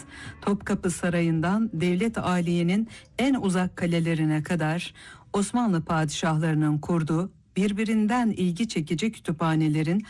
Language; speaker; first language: Turkish; native; Turkish